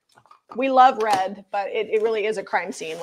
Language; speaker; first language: English; native; English